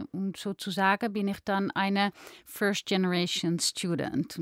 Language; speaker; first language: German; non-native, fluent; Dutch